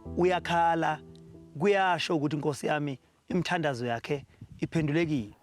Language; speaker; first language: Zulu; native; Zulu